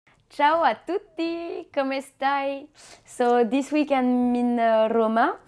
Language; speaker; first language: Italian; non-native, learner; French